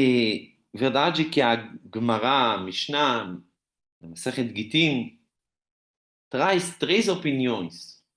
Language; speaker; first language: Portuguese; non-native, fluent; Hebrew